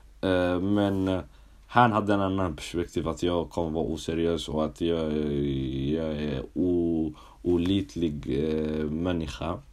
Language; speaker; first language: Swedish; early bilingual, other home language; Somali